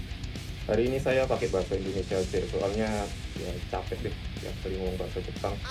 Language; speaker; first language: Indonesian; non-native, fluent; Japanese